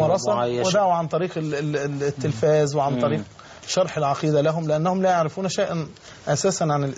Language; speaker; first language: Arabic; native; Arabic